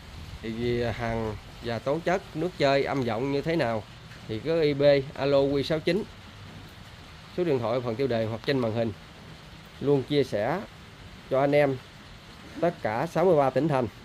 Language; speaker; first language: Vietnamese; native; Vietnamese